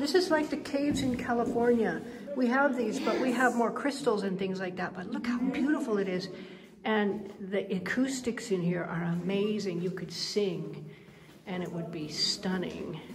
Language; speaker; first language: English; native; English